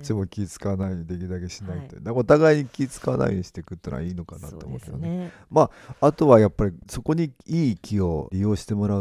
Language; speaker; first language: Japanese; native; Japanese